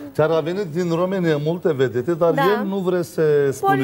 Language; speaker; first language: Romanian; non-native, learner; Turkish